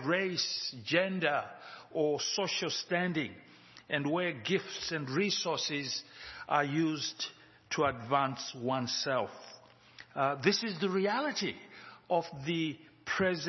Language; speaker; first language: English; non-native, local second language; Shona